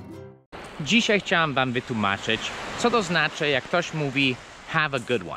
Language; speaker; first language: Polish; non-native, fluent; English